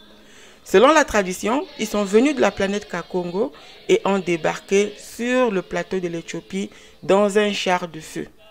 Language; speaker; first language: French; non-native, local second language; Kongo